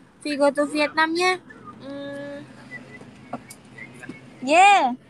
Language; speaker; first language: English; non-native, learner; Vietnamese